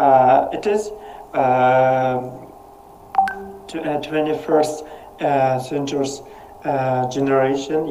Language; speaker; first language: English; non-native, learner; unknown